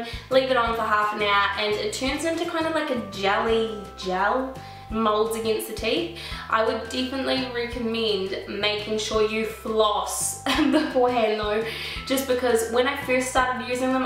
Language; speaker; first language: English; native; English